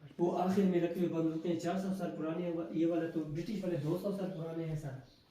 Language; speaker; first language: Urdu; non-native, local second language; Khowar